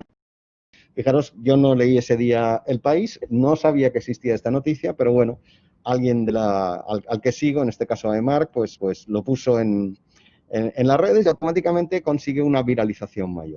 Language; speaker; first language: Spanish; native; Spanish